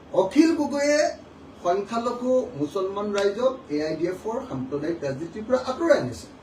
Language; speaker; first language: Assamese; native; Assamese